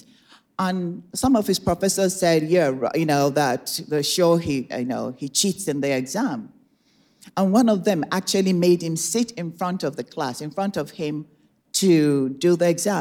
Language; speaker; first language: English; non-native, local second language; Igbo